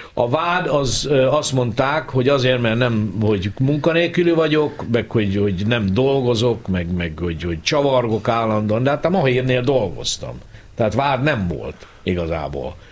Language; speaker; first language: Hungarian; native; Hungarian